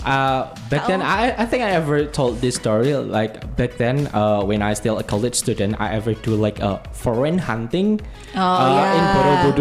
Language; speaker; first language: English; non-native, fluent; Indonesian